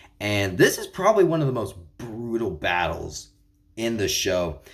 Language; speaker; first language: English; native; English